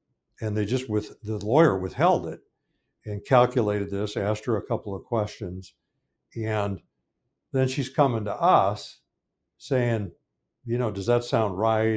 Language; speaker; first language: English; native; English